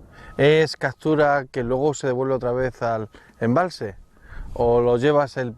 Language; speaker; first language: Spanish; native; Spanish